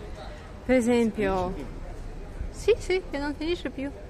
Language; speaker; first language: Italian; non-native, learner; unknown